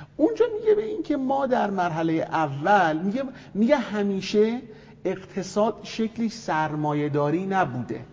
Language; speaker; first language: Persian; native; Persian